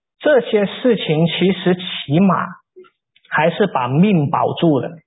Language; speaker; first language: Chinese; native; Chinese